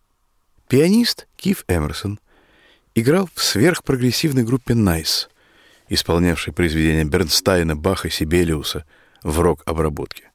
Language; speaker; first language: Russian; native; Russian